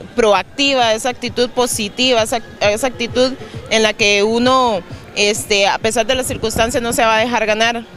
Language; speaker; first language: Spanish; native; Spanish